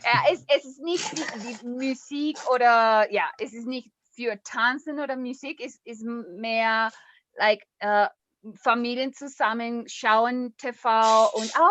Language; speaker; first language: German; non-native, learner; Spanish